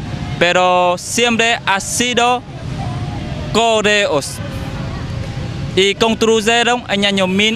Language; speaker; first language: Spanish; non-native, learner; Vietnamese